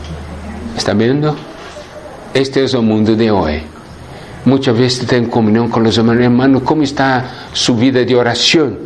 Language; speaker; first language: Spanish; non-native, fluent; Portuguese